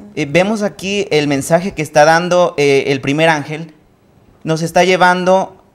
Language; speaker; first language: Spanish; native; Spanish